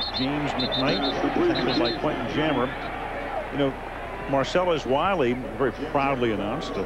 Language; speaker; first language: English; native; English